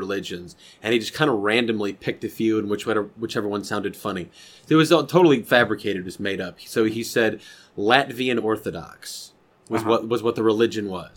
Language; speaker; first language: English; native; English